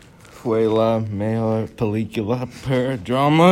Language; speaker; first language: Spanish; non-native, learner; English